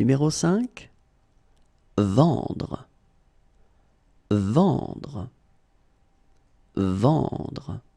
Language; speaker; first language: French; native; French